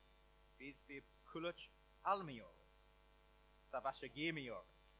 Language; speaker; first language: Turkish; non-native, learner; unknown